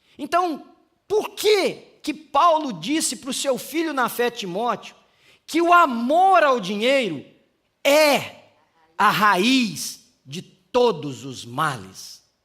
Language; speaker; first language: Portuguese; native; Portuguese